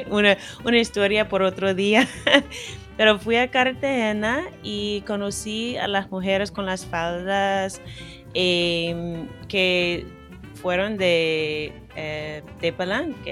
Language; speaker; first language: Spanish; non-native, fluent; English